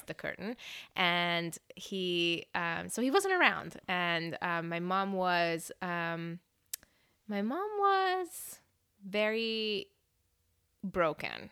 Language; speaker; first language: English; early bilingual, other home language; Hungarian